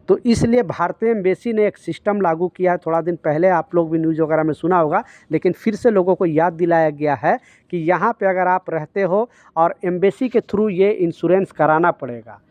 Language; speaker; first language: Hindi; native; Hindi